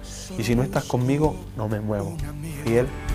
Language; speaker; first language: Spanish; native; Spanish